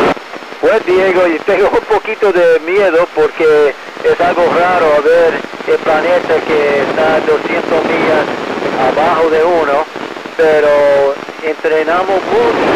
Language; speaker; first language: Spanish; early bilingual, heritage; English